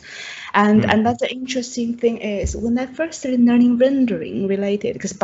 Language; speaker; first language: English; non-native, fluent; Chinese